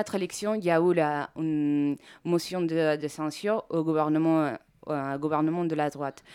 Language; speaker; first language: French; non-native, fluent; Spanish